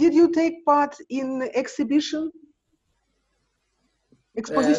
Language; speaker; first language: English; non-native, fluent; Russian